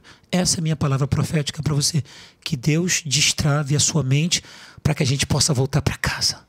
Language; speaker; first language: Portuguese; native; Portuguese